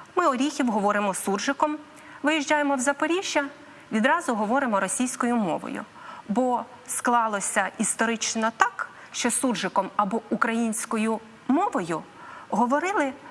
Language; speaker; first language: Ukrainian; native; Ukrainian